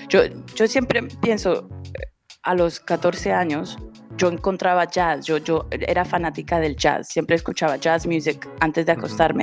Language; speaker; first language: Spanish; early bilingual, heritage; Spanish